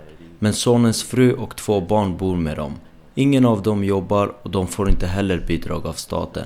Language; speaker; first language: Swedish; early bilingual, other home language; Armenian